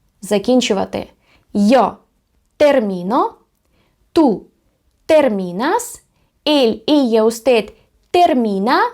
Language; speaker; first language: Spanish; non-native, fluent; Ukrainian